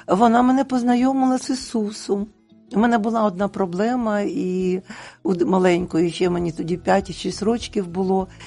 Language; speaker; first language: Ukrainian; non-native, local second language; Russian